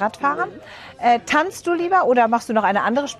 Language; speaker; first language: German; native; German